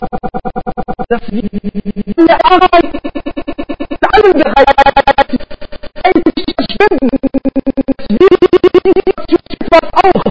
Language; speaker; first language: German; non-native, learner; Arabic